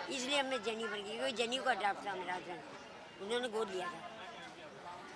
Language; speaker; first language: Hindi; native; Hindi